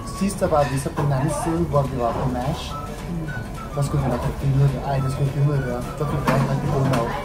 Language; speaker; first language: Danish; early bilingual, other home language; Vietnamese